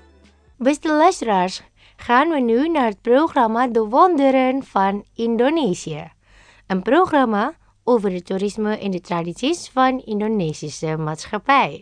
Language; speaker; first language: Dutch; non-native, fluent; Indonesian